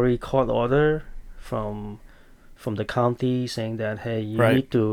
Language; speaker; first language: English; non-native, local second language; Chinese